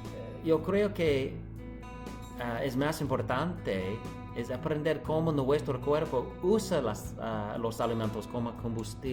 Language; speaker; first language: Spanish; non-native, fluent; English